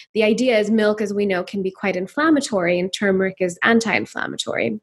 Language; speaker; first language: English; non-native, local second language; Urdu